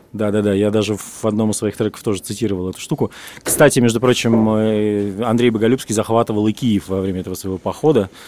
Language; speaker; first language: Russian; native; Russian